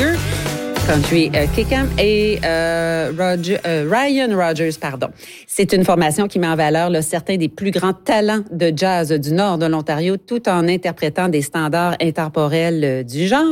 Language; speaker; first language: French; native; French